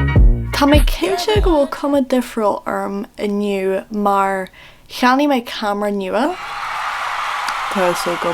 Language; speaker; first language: Irish; non-native, local second language; English